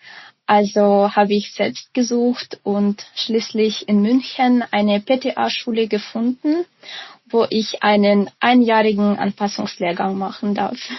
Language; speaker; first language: German; non-native, fluent; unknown